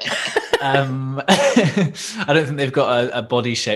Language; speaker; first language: English; native; English